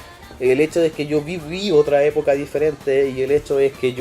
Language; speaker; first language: Spanish; native; Spanish